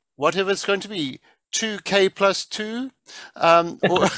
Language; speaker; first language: English; native; English